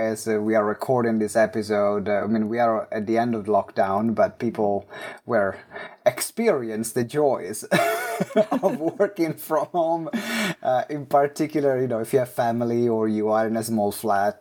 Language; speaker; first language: English; non-native, fluent; Italian